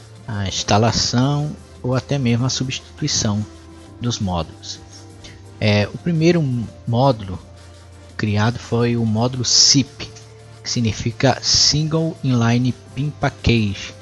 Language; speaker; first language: Portuguese; native; Portuguese